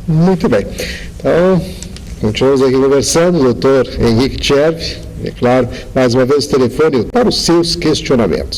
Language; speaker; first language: Portuguese; native; Portuguese